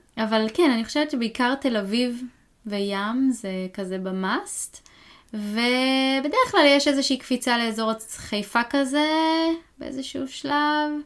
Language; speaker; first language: Hebrew; native; Hebrew